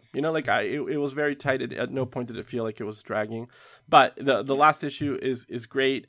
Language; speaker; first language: English; early bilingual, other home language; Spanish